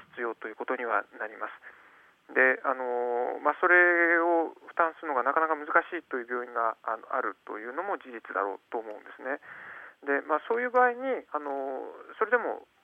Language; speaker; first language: Japanese; native; Japanese